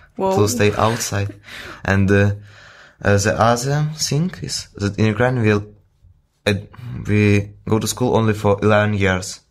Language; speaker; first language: English; non-native, fluent; Ukrainian